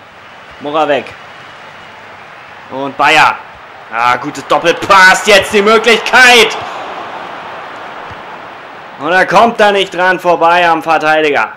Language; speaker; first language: German; native; German